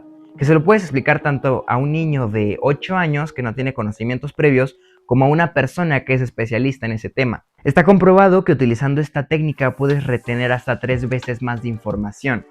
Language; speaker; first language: Spanish; native; Spanish